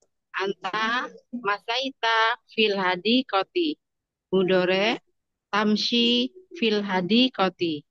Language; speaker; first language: Arabic; non-native, learner; Indonesian